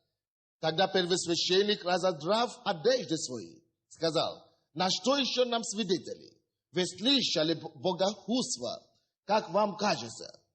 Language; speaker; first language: Russian; non-native, fluent; Yoruba